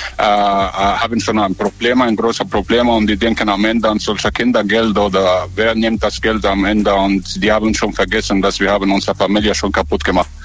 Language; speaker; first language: German; non-native, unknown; Arabic